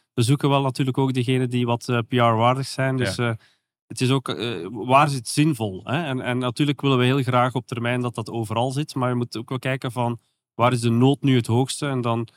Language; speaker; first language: Dutch; native; Dutch